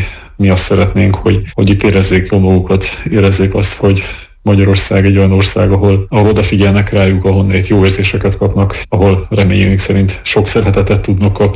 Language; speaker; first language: Hungarian; native; Hungarian